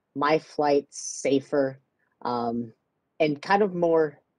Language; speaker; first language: English; native; English